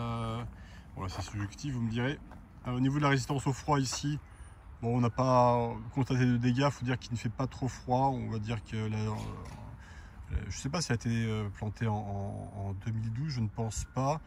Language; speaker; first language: French; native; French